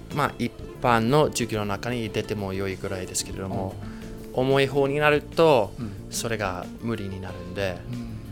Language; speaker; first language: Japanese; non-native, fluent; English